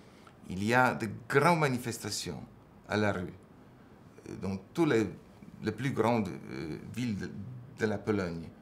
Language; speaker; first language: French; non-native, fluent; Polish